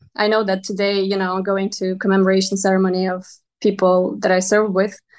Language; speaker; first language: English; non-native, fluent; Ukrainian